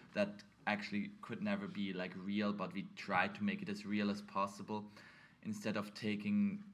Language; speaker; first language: English; non-native, fluent; German